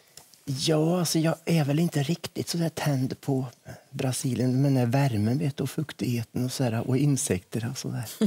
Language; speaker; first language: Swedish; native; Swedish